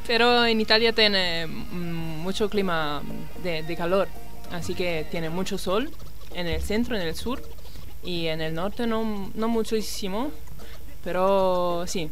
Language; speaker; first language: Spanish; non-native, learner; Italian